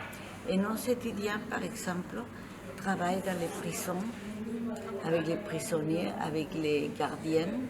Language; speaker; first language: French; non-native, fluent; Spanish